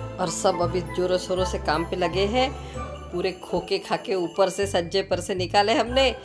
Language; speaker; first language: Hindi; non-native, local second language; Marathi